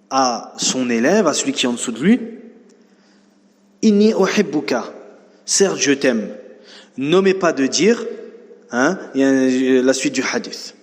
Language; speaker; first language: French; native; French